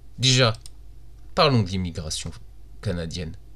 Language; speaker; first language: French; native; French